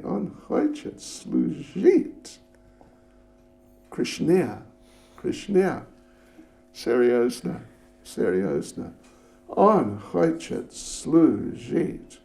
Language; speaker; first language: Russian; non-native, learner; English